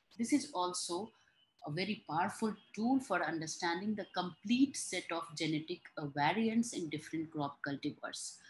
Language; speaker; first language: English; non-native, local second language; Hindi